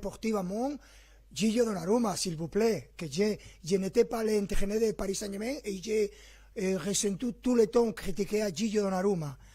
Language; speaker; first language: French; non-native, fluent; Spanish